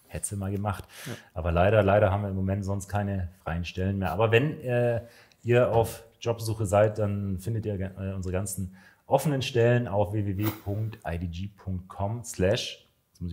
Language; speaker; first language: German; native; German